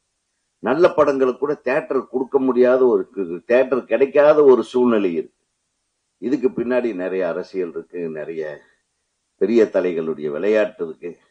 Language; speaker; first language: Tamil; native; Tamil